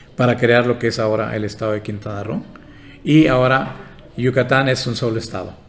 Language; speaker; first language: Spanish; non-native, local second language; Yucateco